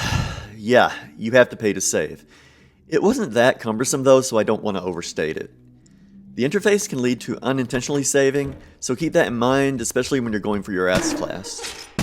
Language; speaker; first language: English; native; English